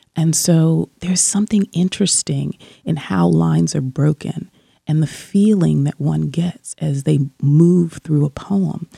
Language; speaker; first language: English; native; English